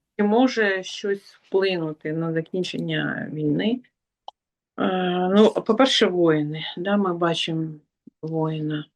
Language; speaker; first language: Ukrainian; non-native, local second language; Russian